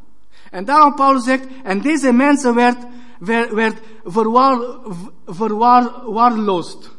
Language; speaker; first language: Dutch; non-native, fluent; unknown